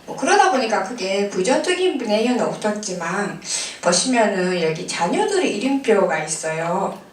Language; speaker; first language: Korean; non-native, fluent; Japanese